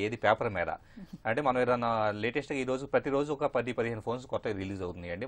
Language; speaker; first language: Telugu; native; Telugu